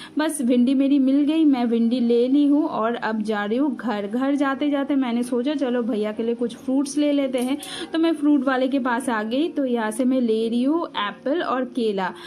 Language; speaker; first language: Hindi; non-native, local second language; Bangla